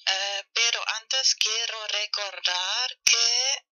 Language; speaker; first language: Spanish; non-native, learner; German